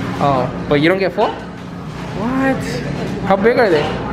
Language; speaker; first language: English; early bilingual, other home language; Spanish